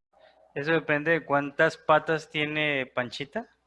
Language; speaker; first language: Spanish; native; Spanish